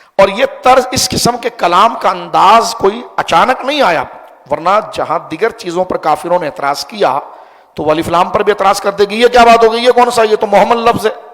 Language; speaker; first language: Urdu; native; Urdu